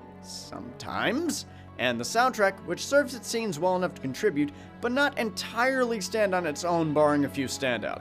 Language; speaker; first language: English; native; English